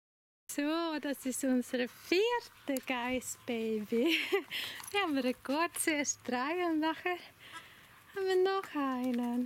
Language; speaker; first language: German; non-native, learner; Swedish